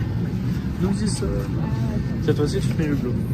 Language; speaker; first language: French; native; French